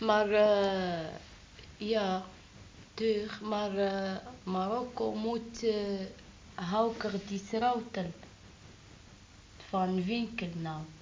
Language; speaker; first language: Dutch; non-native, learner; Arabic